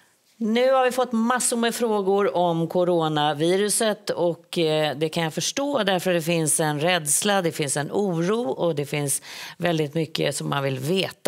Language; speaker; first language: Swedish; native; Swedish